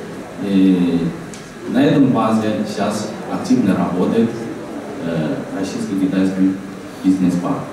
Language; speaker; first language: Russian; non-native, fluent; Chinese